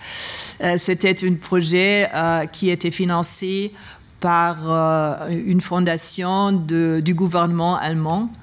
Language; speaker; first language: French; non-native, learner; German